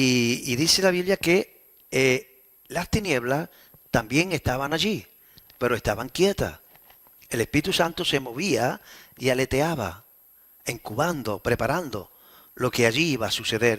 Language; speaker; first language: Spanish; native; Spanish